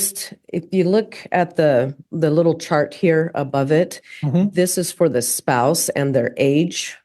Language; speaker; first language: English; native; English